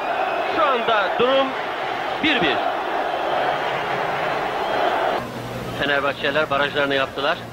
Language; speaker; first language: Turkish; native; Turkish